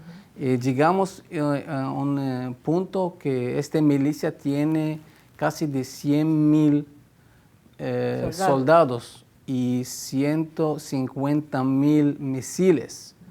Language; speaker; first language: Spanish; non-native, fluent; Hebrew